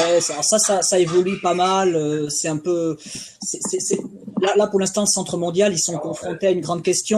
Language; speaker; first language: French; native; French